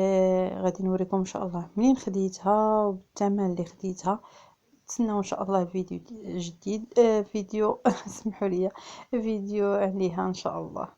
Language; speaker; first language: Arabic; native; Arabic